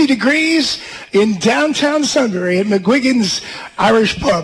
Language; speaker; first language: English; native; English